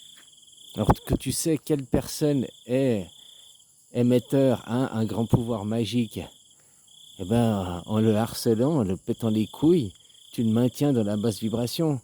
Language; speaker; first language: French; native; French